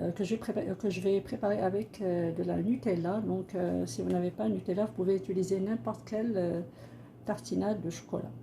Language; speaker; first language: French; non-native, local second language; Arabic